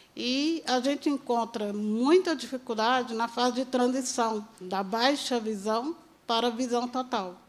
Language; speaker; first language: Portuguese; native; Portuguese